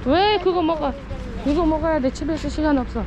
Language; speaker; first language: Korean; native; Korean